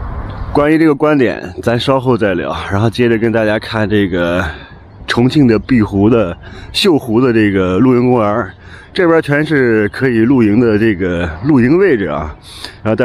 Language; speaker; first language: Chinese; native; Chinese